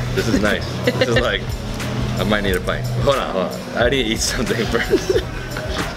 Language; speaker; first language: English; native; English